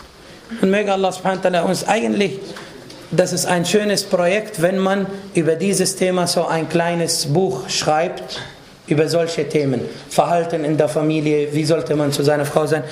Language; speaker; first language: German; non-native, fluent; Arabic